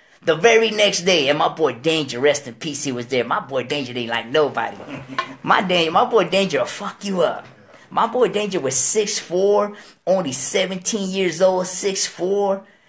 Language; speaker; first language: English; early bilingual, other home language; Spanish